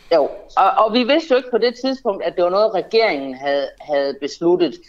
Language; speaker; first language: Danish; native; Danish